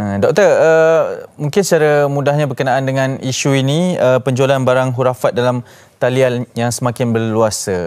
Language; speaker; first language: Malay; native; Malay